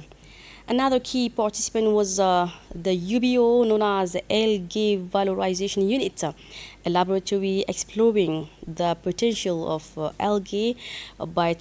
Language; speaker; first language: English; non-native, fluent; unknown